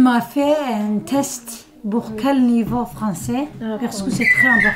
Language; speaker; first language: French; non-native, learner; Somali